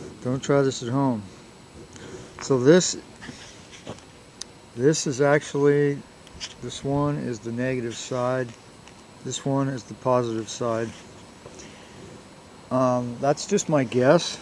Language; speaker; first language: English; native; English